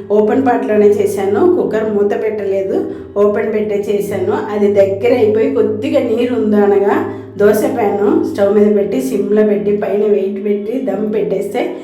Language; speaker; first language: Telugu; non-native, local second language; Tamil